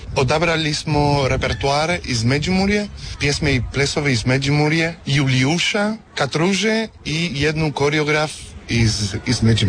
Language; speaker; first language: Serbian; early bilingual, heritage; Spanish